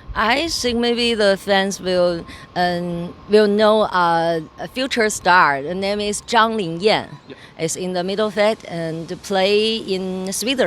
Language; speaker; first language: English; non-native, learner; Chinese